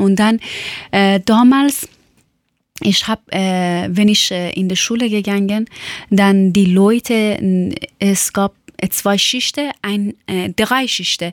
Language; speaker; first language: German; non-native, learner; Persian